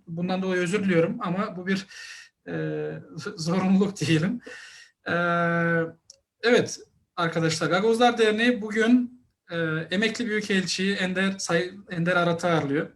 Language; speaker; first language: Turkish; native; Turkish